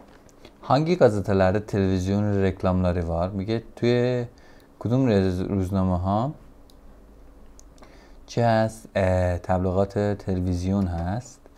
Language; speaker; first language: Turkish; non-native, fluent; Persian